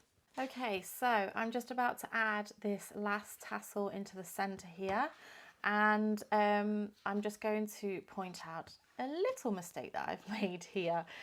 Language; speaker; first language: English; native; English